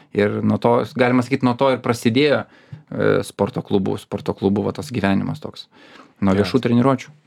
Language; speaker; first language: Lithuanian; non-native, local second language; Russian